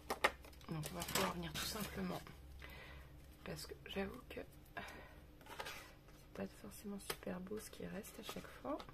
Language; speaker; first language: French; native; French